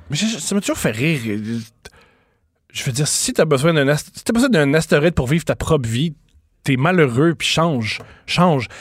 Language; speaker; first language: French; native; French